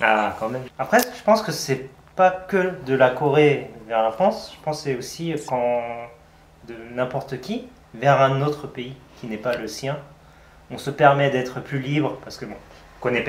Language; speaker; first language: French; native; French